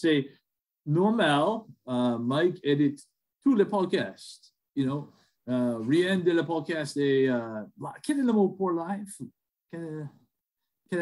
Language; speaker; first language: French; non-native, learner; English